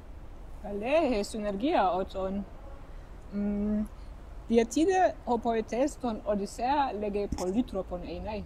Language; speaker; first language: Greek; non-native, fluent; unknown